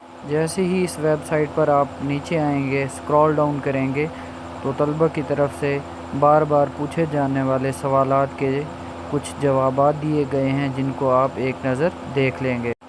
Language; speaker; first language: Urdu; non-native, local second language; Punjabi